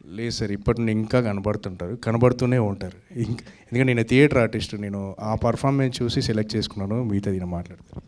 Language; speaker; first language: Telugu; native; Telugu